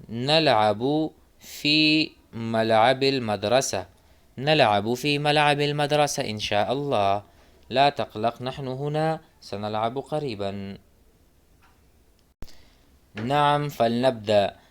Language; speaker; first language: Arabic; non-native, fluent; Urdu